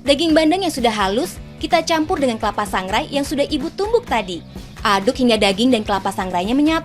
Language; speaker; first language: Indonesian; native; Indonesian